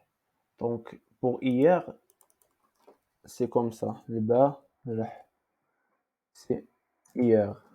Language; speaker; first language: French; non-native, local second language; Arabic